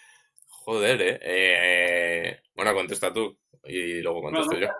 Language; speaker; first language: Spanish; native; Spanish